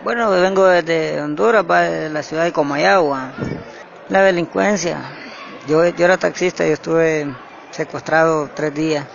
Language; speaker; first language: Spanish; native; Spanish